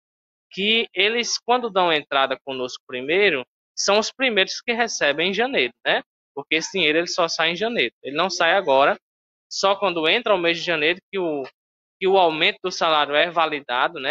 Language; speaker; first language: Portuguese; native; Portuguese